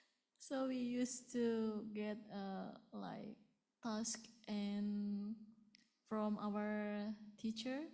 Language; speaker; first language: English; non-native, learner; Indonesian